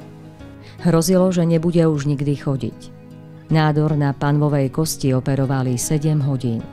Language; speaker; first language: Slovak; native; Slovak